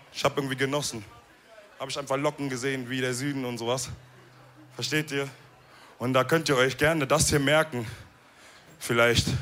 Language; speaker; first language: German; early bilingual, other home language; Wolof